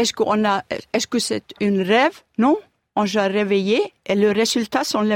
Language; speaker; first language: French; non-native, learner; Icelandic